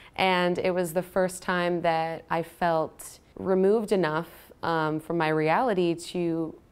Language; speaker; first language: English; native; English